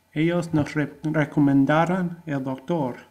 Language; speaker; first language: Spanish; non-native, fluent; English